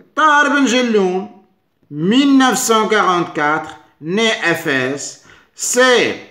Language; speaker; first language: French; non-native, local second language; Arabic